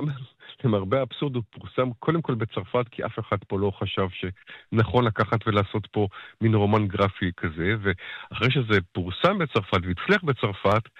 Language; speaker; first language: Hebrew; native; Hebrew